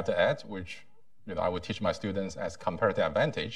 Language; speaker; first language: English; non-native, local second language; Cantonese